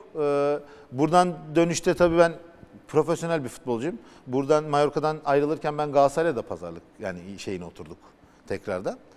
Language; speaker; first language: Turkish; native; Turkish